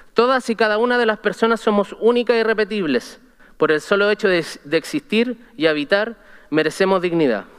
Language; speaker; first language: Spanish; native; Spanish